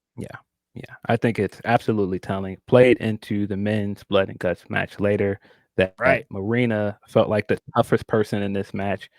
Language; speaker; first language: English; native; English